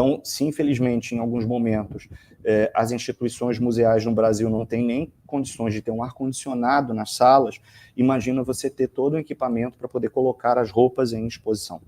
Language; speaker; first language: Portuguese; native; Portuguese